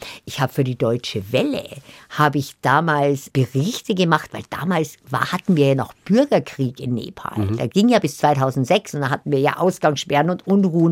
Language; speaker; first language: German; native; German